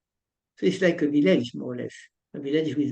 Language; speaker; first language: English; non-native, fluent; French